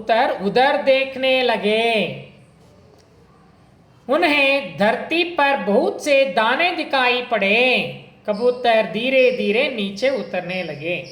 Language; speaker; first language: Hindi; non-native, local second language; Kannada